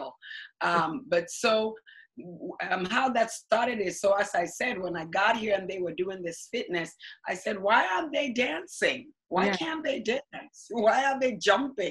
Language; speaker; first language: English; non-native, local second language; Akan